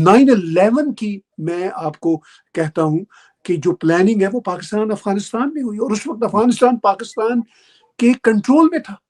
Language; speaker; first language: Urdu; native; Urdu